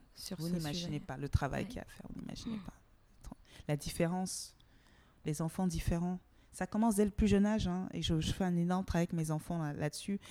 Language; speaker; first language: French; native; French